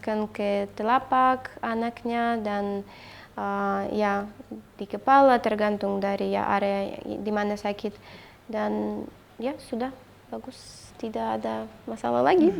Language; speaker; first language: Indonesian; non-native, fluent; Russian